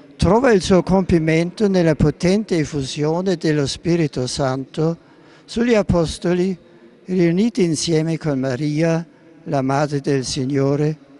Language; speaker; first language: Italian; non-native, fluent; German